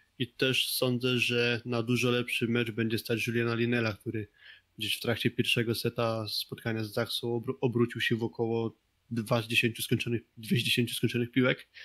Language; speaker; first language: Polish; native; Polish